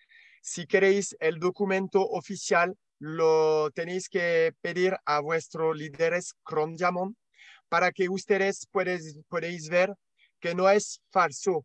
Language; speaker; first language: Spanish; non-native, learner; French